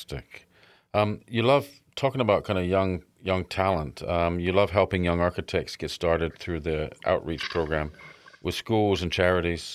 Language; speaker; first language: English; native; English